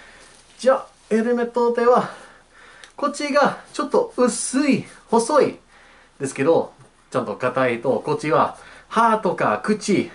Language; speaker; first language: Japanese; non-native, learner; English